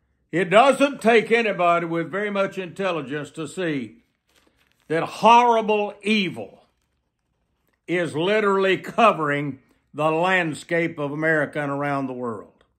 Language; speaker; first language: English; native; English